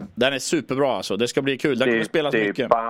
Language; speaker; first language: Swedish; native; Swedish